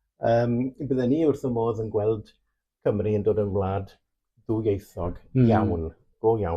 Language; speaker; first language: Welsh; native; Welsh